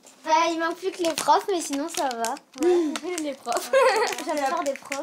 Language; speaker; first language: French; native; French